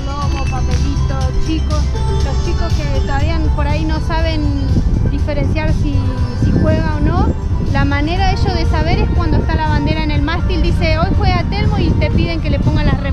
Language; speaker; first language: Spanish; native; Spanish